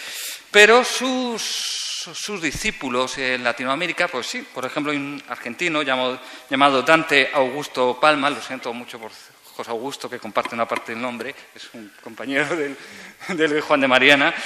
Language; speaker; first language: Spanish; native; Spanish